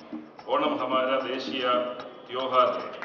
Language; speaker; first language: Hindi; non-native, local second language; Malayalam